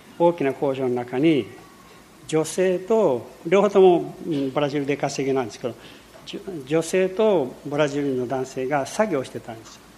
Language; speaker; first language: Japanese; early bilingual, heritage; Portuguese